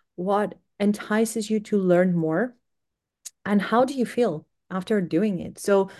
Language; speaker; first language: English; non-native, fluent; Greek